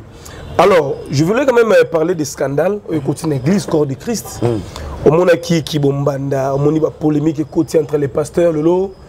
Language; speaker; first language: French; non-native, local second language; Lingala